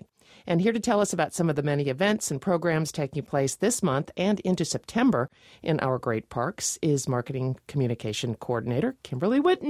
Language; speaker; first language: English; native; English